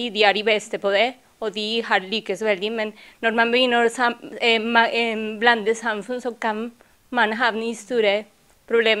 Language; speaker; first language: Norwegian; non-native, fluent; Spanish